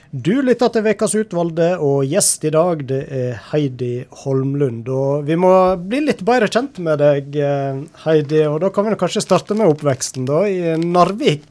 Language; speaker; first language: Norwegian; native; Norwegian